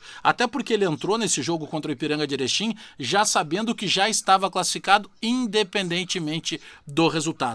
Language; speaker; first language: Portuguese; native; Portuguese